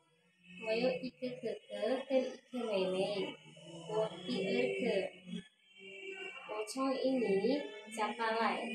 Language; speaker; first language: Chinese; non-native, learner; Indonesian